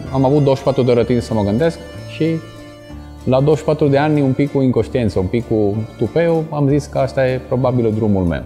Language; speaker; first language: Romanian; non-native, fluent; Italian